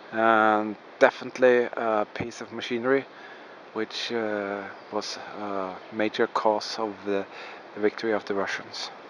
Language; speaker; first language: English; non-native, fluent; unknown